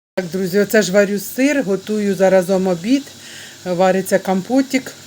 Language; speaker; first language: Ukrainian; native; Ukrainian